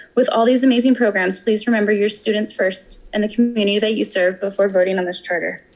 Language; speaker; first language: English; native; English